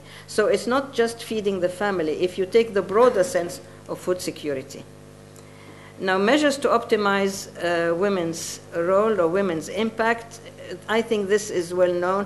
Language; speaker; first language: English; non-native, fluent; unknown